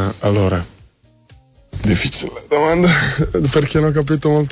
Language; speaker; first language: Italian; non-native, learner; Serbian